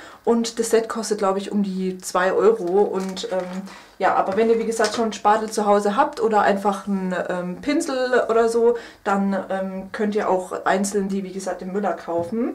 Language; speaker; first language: German; native; German